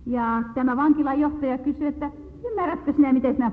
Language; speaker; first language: Finnish; native; Finnish